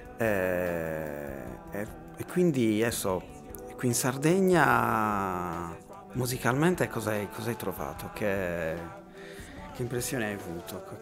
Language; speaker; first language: Italian; native; Italian